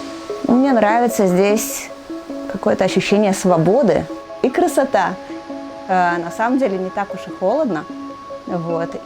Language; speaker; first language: Russian; native; Russian